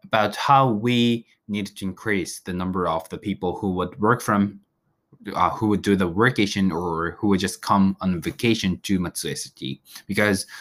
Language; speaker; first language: English; non-native, fluent; Japanese